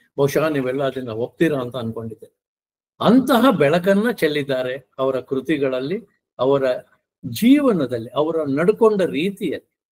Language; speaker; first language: Kannada; non-native, local second language; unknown